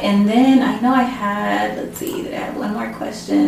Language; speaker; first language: English; early bilingual, other home language; Spanish